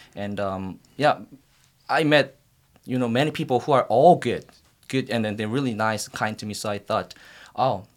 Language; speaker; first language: English; non-native, fluent; Korean